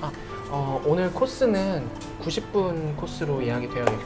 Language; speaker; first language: Korean; native; Korean